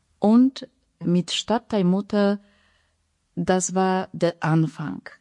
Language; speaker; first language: German; non-native, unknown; Polish